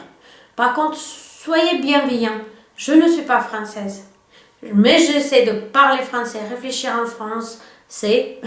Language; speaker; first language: French; non-native, fluent; Russian